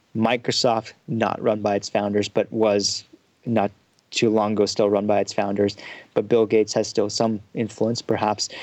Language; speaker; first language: English; early bilingual, heritage; German